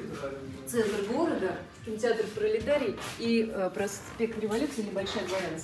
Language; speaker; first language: Russian; native; Russian